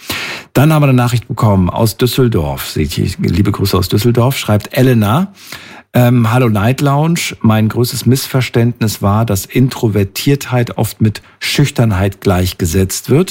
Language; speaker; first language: German; native; German